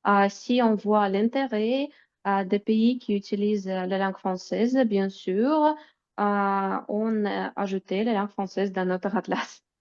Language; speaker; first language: French; non-native, fluent; Russian